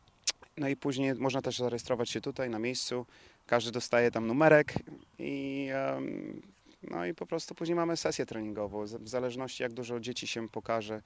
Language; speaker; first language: Polish; native; Polish